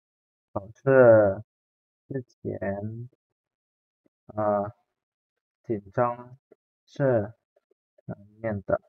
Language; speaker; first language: Chinese; non-native, fluent; Indonesian